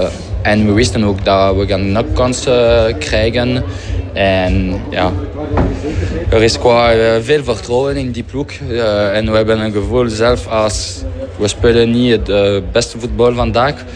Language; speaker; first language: Dutch; non-native, fluent; French